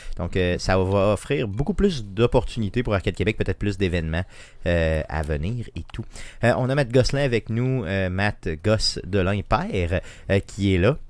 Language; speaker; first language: French; native; French